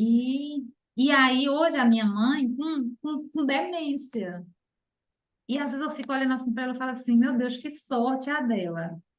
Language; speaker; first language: Portuguese; native; Portuguese